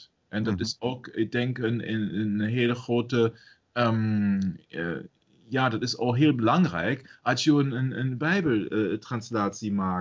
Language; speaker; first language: Dutch; non-native, fluent; German